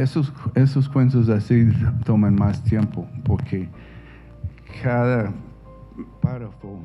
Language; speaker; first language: Spanish; non-native, fluent; English